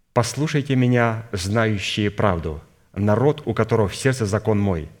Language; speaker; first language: Russian; native; Russian